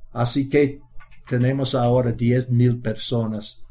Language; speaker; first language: English; native; English